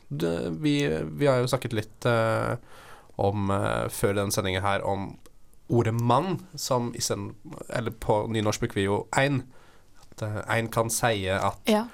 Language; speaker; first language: Norwegian; native; Norwegian